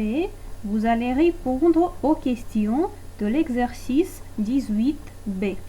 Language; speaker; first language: French; non-native, fluent; Russian